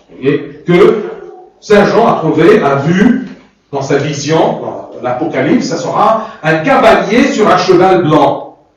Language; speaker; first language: French; non-native, fluent; Arabic